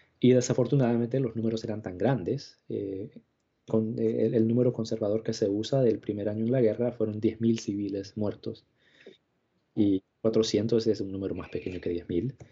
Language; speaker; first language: Spanish; native; Spanish